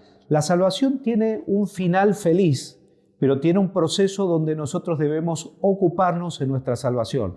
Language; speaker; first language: Spanish; native; Spanish